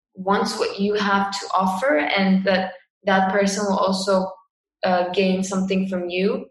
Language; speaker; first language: English; non-native, fluent; Greek